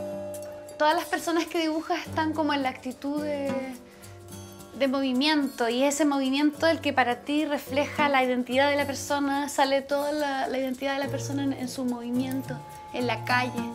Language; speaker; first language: Spanish; native; Spanish